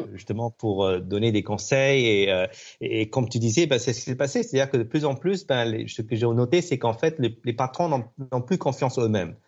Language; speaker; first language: French; non-native, fluent; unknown